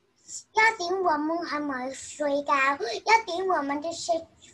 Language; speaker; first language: Chinese; early bilingual, other home language; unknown